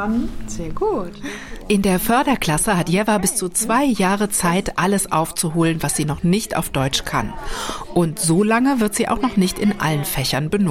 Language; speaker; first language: German; native; German